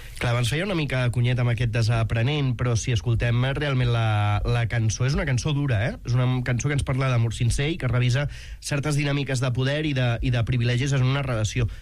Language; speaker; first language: Catalan; native; Catalan